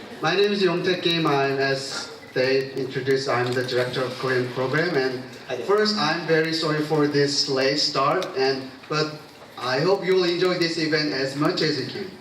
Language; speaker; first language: English; non-native, fluent; Korean